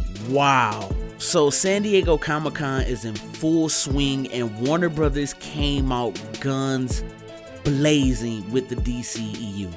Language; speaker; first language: English; native; English